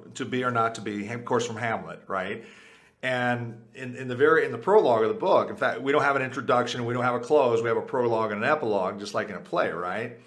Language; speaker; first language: English; early bilingual, other home language; Spanish